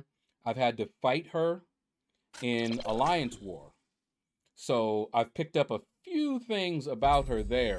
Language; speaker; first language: English; native; English